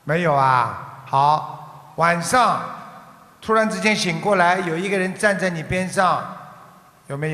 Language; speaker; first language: Chinese; non-native, local second language; Wu Chinese